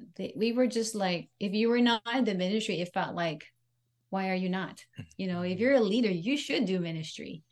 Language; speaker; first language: English; non-native, local second language; Pampanga